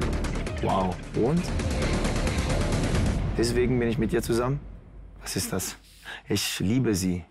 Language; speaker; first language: German; non-native, fluent; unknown